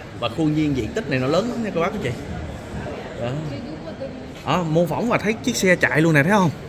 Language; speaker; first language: Vietnamese; native; Vietnamese